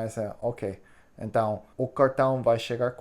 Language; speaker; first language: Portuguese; non-native, learner; English